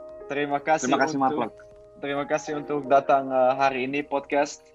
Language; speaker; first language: Indonesian; non-native, learner; Dutch